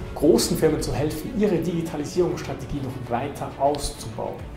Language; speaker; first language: German; native; German